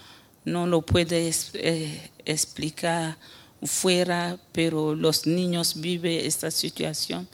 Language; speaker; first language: Spanish; non-native, fluent; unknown